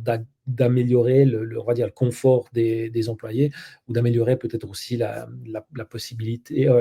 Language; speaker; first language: French; native; French